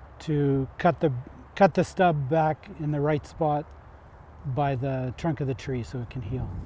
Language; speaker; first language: English; native; English